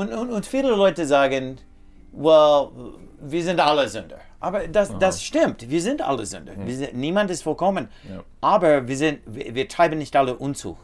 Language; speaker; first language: German; non-native, learner; English